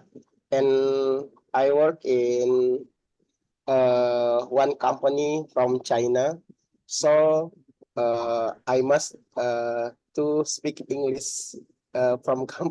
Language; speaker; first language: English; non-native, learner; Indonesian